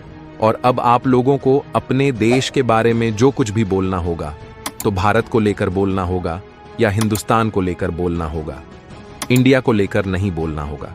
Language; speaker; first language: Hindi; native; Hindi